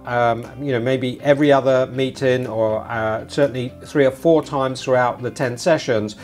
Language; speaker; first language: English; native; English